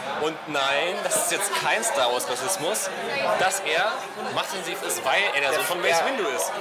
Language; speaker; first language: German; native; German